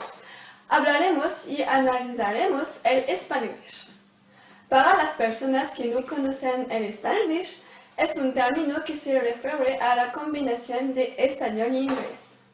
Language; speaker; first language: Spanish; non-native, learner; French